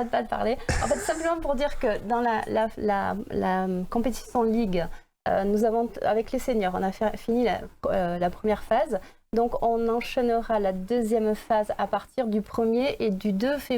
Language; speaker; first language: French; native; French